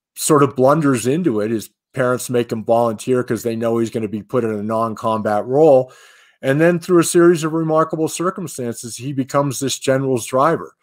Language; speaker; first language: English; native; English